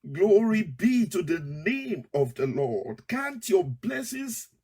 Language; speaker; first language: English; non-native, local second language; Yoruba